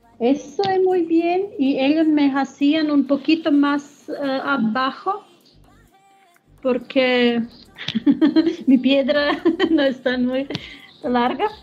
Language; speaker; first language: Spanish; non-native, learner; German